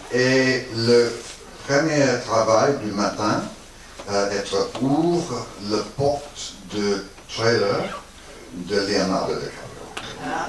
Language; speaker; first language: French; non-native, learner; English